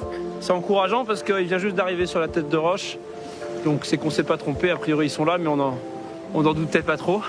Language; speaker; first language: French; native; French